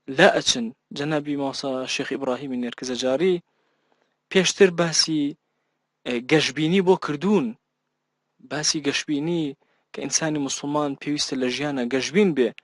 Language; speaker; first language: Central Kurdish; non-native, local second language; Gurani